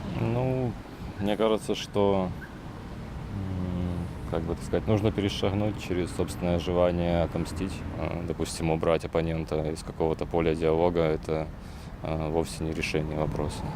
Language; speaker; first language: Russian; native; Russian